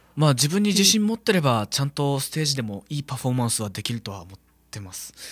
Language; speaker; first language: Japanese; native; Japanese